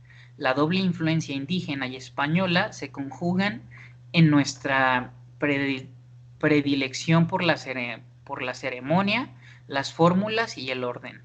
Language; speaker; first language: Spanish; native; Spanish